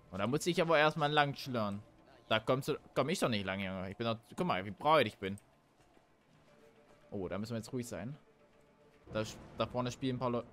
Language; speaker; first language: German; native; German